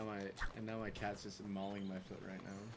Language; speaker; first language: English; native; English